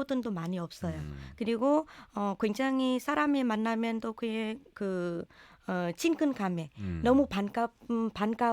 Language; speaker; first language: Korean; non-native, learner; Vietnamese